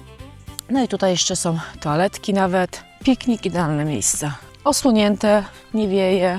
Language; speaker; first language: Polish; native; Polish